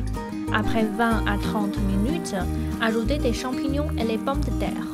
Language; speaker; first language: French; non-native, fluent; Chinese